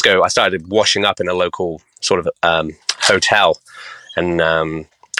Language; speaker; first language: English; native; English